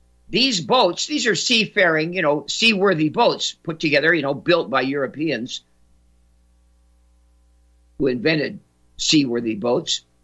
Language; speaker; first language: English; native; English